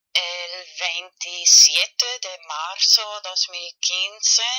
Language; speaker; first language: Spanish; non-native, fluent; German